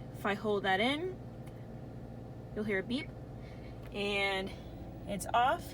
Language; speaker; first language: English; native; English